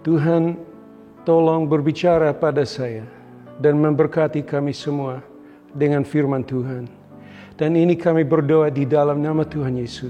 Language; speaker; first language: Indonesian; non-native, local second language; English